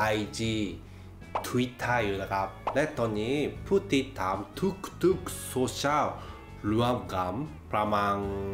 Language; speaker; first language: Thai; non-native, fluent; Japanese